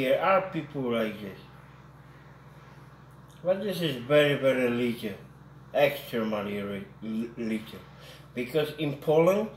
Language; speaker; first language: English; non-native, learner; Polish